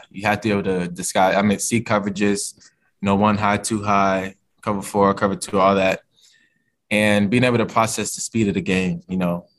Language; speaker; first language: English; native; English